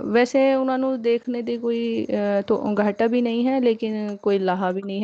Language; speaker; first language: Hindi; non-native, local second language; Punjabi